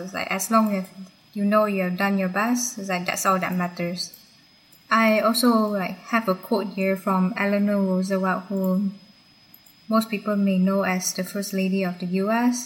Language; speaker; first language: English; non-native, local second language; Chinese